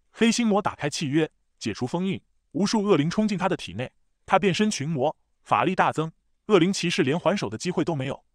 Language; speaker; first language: Chinese; native; Chinese